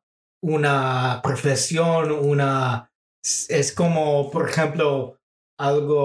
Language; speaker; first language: Spanish; non-native, fluent; English